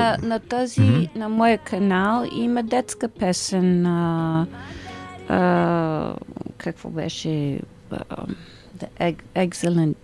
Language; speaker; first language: Bulgarian; early bilingual, heritage; Bulgarian